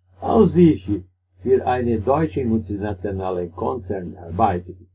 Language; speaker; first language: German; non-native, learner; Portuguese